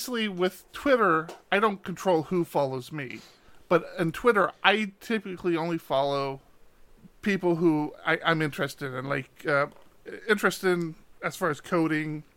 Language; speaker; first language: English; native; English